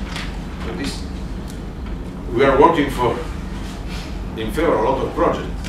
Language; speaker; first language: English; non-native, learner; Italian